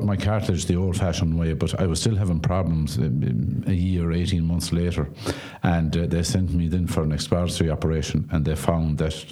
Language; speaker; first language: English; non-native, local second language; Irish